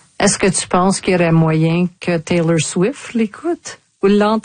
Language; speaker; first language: French; native; French